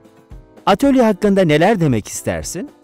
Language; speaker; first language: Turkish; native; Turkish